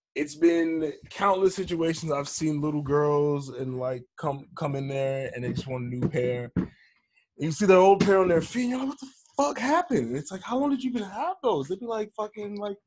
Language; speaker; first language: English; native; English